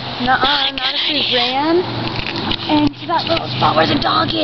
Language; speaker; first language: English; native; English